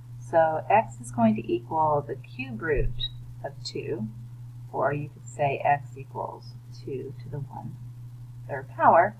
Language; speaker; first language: English; native; English